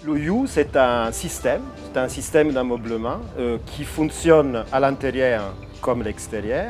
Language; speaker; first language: French; non-native, fluent; Italian